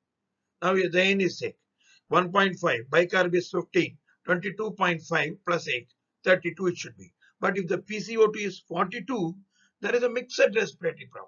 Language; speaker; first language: English; non-native, local second language; Tamil